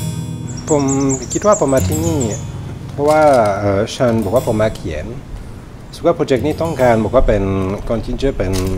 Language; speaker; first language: Thai; non-native, learner; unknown